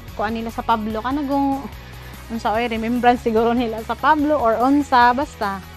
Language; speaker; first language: Cebuano; native; Cebuano